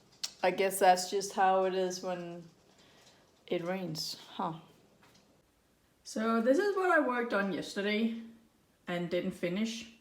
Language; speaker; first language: English; non-native, fluent; Danish